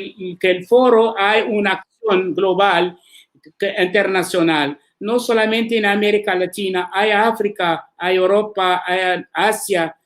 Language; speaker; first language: Spanish; non-native, learner; Arabic